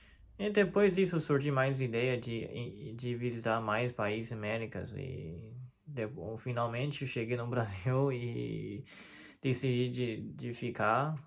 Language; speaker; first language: Portuguese; non-native, fluent; Chinese